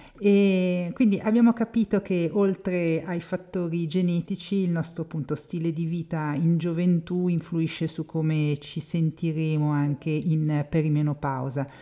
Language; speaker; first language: Italian; native; Italian